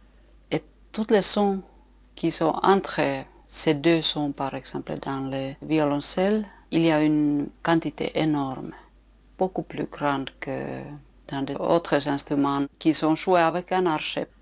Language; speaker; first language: French; non-native, fluent; Finnish